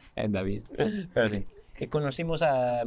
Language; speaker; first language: Spanish; non-native, fluent; English